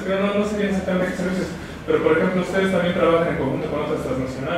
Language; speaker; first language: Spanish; native; Spanish